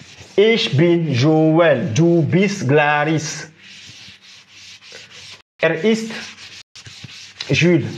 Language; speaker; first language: German; non-native, fluent; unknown